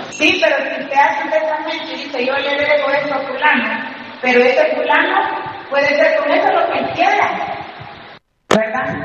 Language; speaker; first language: Spanish; native; Spanish